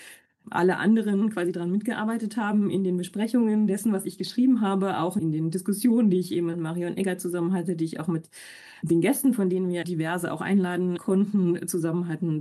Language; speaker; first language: German; native; German